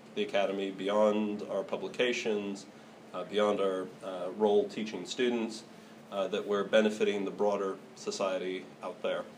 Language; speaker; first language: English; native; English